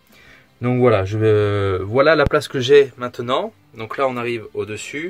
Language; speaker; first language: French; native; French